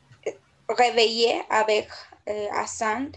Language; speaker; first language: French; non-native, learner; Spanish